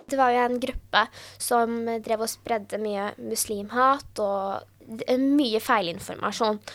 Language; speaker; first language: Norwegian; early bilingual, other home language; Urdu